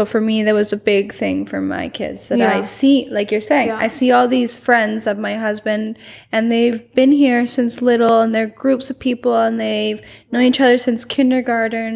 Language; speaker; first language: English; native; English